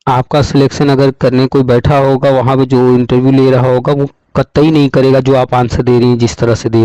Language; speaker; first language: Hindi; native; Hindi